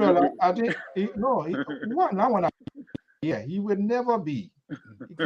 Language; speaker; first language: English; native; English